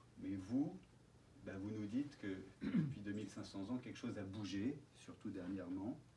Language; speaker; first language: French; native; French